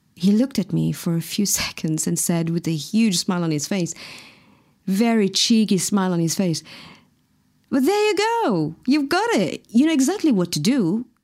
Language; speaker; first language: English; non-native, fluent; Morisyen